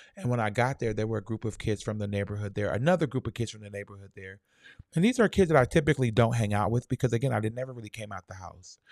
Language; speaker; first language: English; native; English